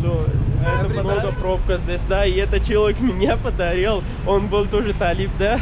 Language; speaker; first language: Russian; non-native, learner; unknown